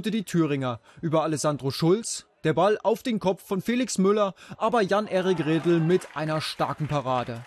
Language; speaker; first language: German; native; German